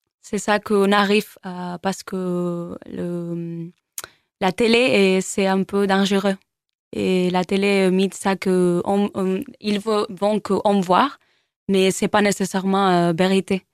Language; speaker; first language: French; non-native, learner; Spanish